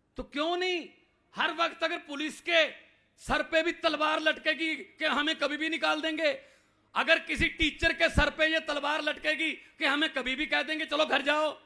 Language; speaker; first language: Hindi; non-native, local second language; Punjabi